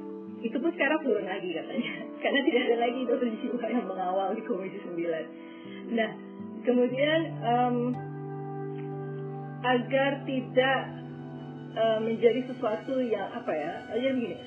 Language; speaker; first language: Indonesian; native; Indonesian